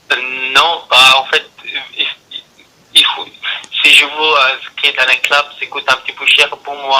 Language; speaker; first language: French; non-native, learner; Arabic